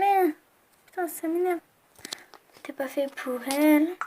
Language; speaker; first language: French; native; French